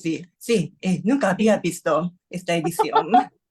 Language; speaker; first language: Spanish; non-native, learner; Japanese